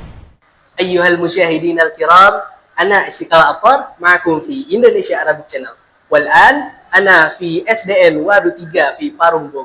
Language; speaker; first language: Arabic; non-native, fluent; Indonesian